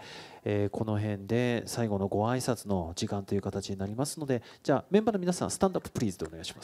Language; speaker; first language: Japanese; native; Japanese